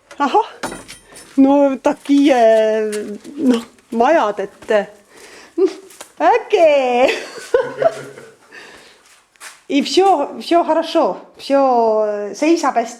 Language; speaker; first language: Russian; non-native, learner; Estonian